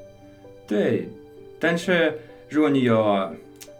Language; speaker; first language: Chinese; non-native, learner; English